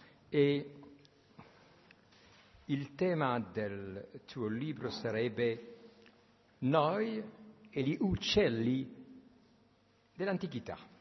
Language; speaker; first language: Italian; non-native, fluent; French